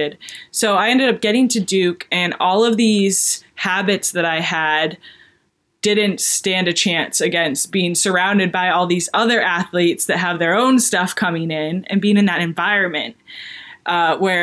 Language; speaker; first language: English; native; English